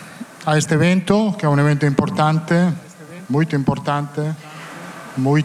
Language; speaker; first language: Portuguese; non-native, fluent; Italian